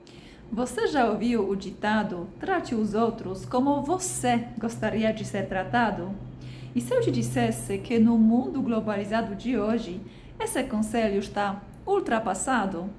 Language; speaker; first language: Portuguese; non-native, fluent; Polish